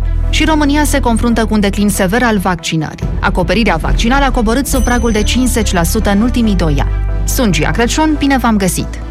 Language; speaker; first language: Romanian; native; Romanian